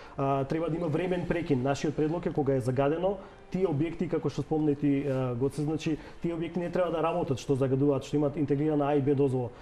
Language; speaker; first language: Macedonian; native; Macedonian